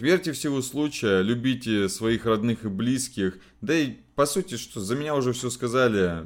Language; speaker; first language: Russian; native; Russian